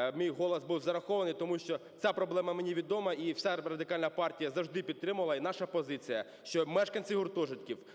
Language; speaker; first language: Ukrainian; native; Ukrainian